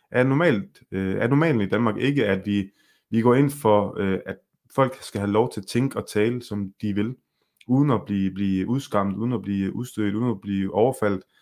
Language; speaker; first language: Danish; early bilingual, other home language; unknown